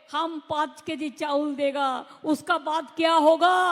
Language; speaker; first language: Hindi; non-native, local second language; Bangla